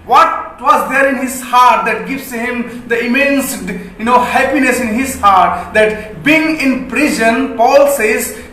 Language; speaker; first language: English; non-native, local second language; Hindi